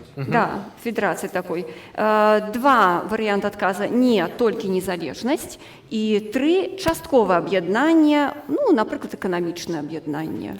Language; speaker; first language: Belarusian; non-native, local second language; Russian